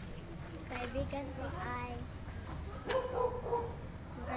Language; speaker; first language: Filipino; non-native, local second language; Cebuano